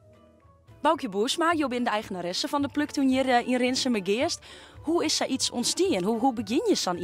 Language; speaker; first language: Dutch; non-native, local second language; Western Frisian